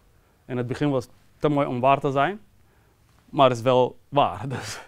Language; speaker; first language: Dutch; non-native, fluent; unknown